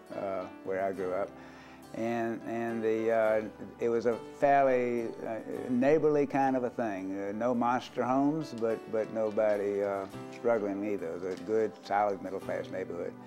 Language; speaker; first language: English; native; English